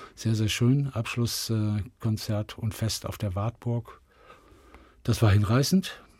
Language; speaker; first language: German; native; German